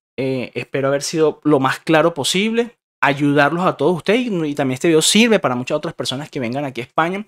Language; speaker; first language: Spanish; native; Spanish